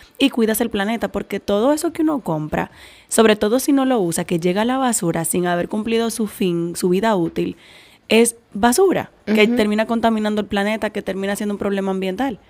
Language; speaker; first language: Spanish; native; Spanish